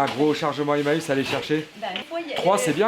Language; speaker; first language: French; native; French